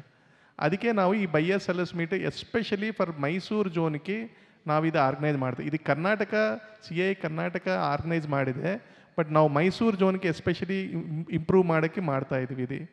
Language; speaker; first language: Kannada; non-native, local second language; Telugu